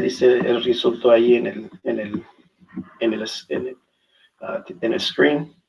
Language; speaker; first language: Spanish; non-native, learner; English